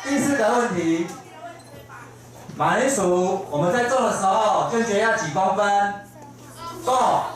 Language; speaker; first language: Chinese; native; Chinese